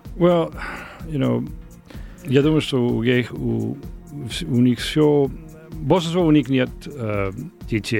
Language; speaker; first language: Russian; non-native, learner; English